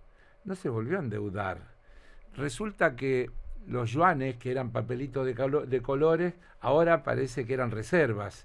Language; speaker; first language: Spanish; native; Spanish